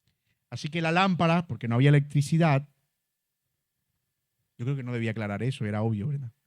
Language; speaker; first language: Spanish; native; Spanish